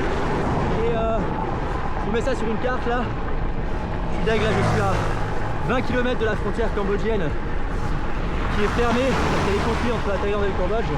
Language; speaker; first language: French; native; French